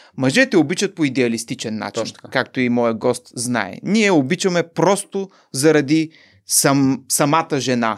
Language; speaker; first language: Bulgarian; native; Bulgarian